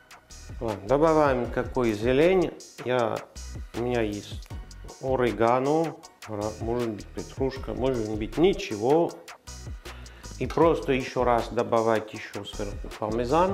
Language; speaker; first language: Russian; non-native, learner; French